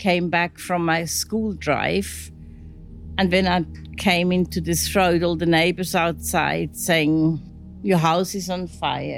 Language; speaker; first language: English; non-native, fluent; Swiss German